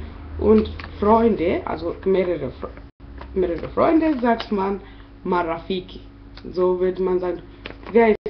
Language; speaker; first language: German; non-native, fluent; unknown